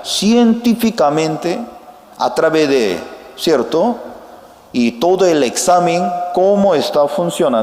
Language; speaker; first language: Spanish; non-native, fluent; Korean